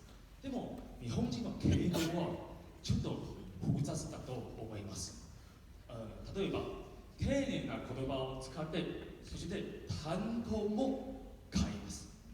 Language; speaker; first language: Japanese; non-native, learner; Min Nan Chinese